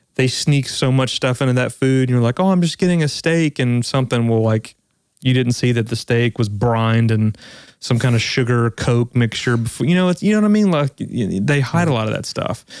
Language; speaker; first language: English; native; English